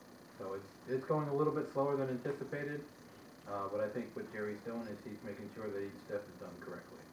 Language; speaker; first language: English; native; English